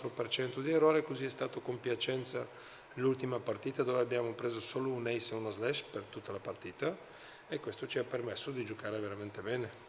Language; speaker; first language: Italian; non-native, fluent; Bulgarian